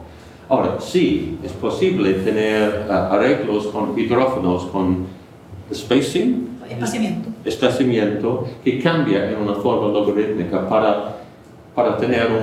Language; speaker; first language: Spanish; non-native, fluent; English